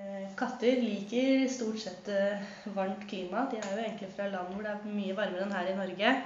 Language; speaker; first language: Norwegian; native; Norwegian